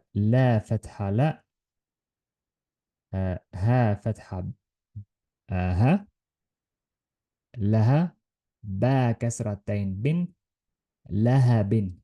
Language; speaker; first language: Arabic; non-native, learner; Estonian